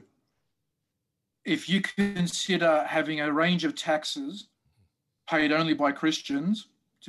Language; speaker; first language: English; native; English